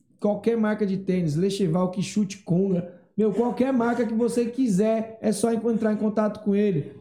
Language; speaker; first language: Portuguese; native; Portuguese